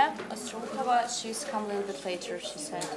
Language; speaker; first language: English; non-native, learner; Russian